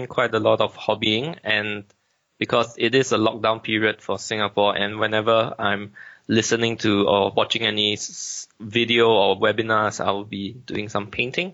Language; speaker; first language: English; native; English